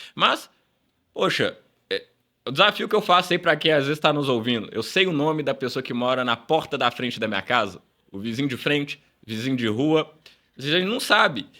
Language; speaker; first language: Portuguese; early bilingual, other home language; Upper Guinea Crioulo